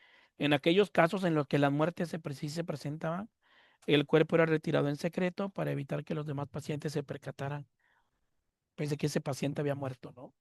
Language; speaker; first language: Spanish; native; Spanish